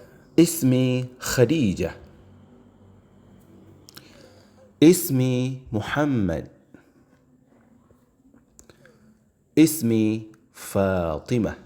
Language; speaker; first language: Arabic; non-native, fluent; Indonesian